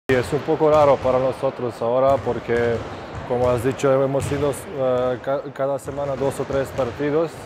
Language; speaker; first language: Spanish; non-native, fluent; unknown